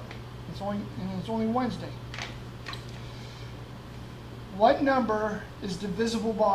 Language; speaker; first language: English; native; English